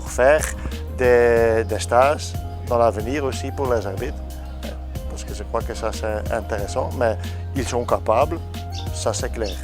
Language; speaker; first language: French; non-native, learner; Dutch